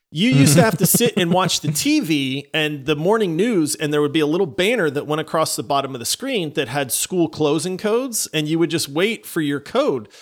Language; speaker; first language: English; native; English